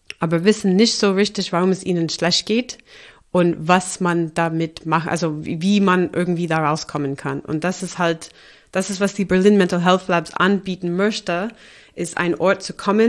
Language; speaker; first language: German; non-native, fluent; English